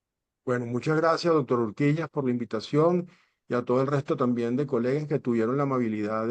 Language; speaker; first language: Spanish; native; Spanish